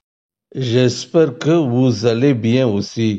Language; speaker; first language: French; non-native, learner; Tamil